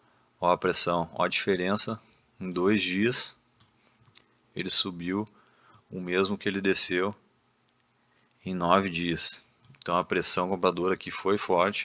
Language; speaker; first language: Portuguese; native; Portuguese